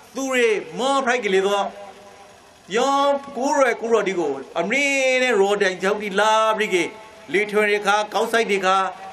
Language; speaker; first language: Burmese; native; Burmese